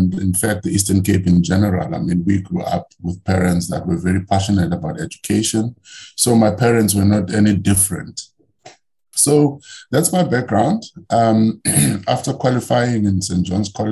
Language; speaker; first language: English; non-native, local second language; Xhosa